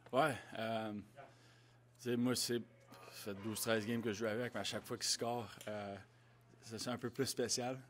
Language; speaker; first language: French; native; French